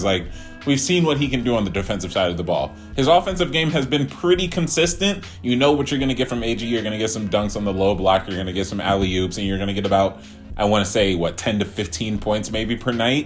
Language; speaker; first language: English; native; English